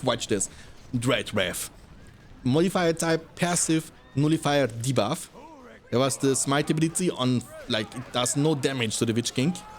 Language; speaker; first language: English; non-native, fluent; German